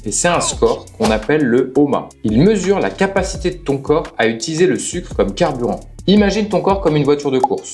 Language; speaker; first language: French; native; French